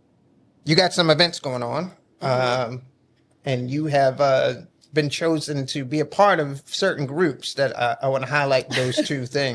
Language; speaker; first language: English; native; English